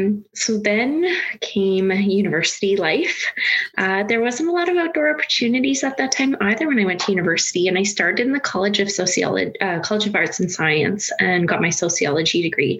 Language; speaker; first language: English; native; English